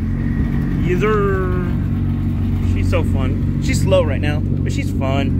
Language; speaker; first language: English; native; English